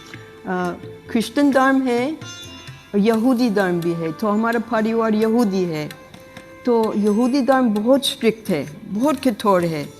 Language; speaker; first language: Hindi; non-native, learner; English